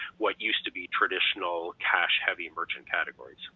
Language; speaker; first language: English; native; English